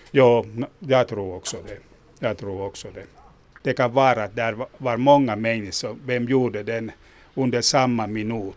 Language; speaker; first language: Swedish; non-native, local second language; Finnish